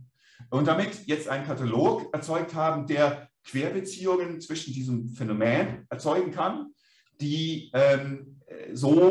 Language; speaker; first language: German; native; German